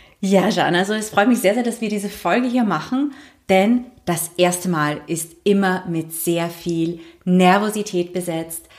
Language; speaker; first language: German; native; German